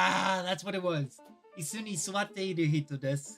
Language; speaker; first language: Japanese; non-native, learner; English